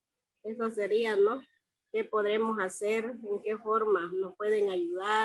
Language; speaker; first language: Spanish; non-native, local second language; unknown